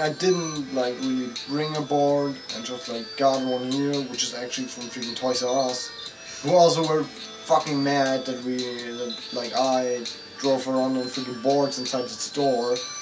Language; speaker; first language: English; non-native, fluent; German